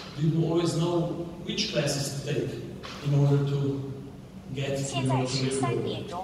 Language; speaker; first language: English; non-native, fluent; Slovenian